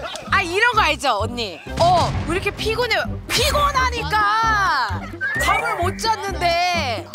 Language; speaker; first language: Korean; early bilingual, heritage; Korean